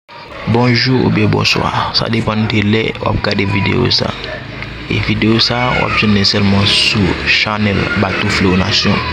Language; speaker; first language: French; non-native, learner; Haitian Creole